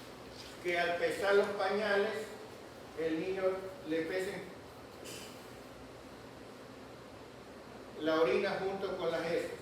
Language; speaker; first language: Spanish; native; Spanish